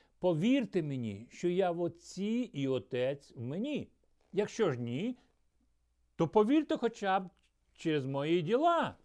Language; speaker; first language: Ukrainian; early bilingual, other home language; Russian